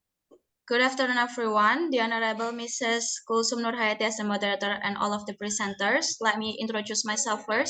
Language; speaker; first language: English; non-native, learner; Indonesian